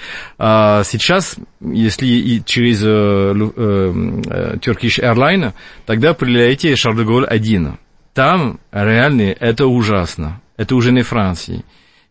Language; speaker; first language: Russian; non-native, fluent; French